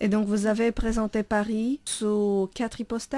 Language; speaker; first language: French; non-native, fluent; Romanian